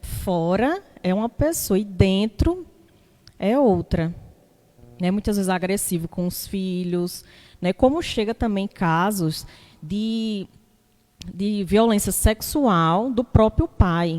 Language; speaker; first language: Portuguese; native; Portuguese